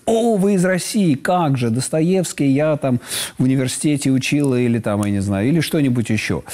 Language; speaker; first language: Russian; native; Russian